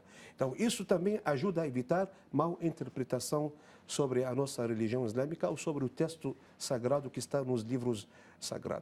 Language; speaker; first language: Portuguese; non-native, fluent; Arabic